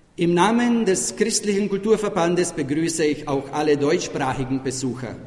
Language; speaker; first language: German; non-native, local second language; Slovenian